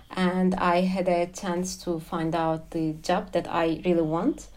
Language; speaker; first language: English; non-native, fluent; Turkish